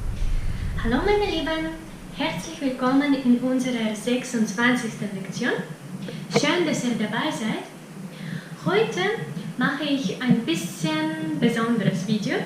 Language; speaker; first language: German; non-native, fluent; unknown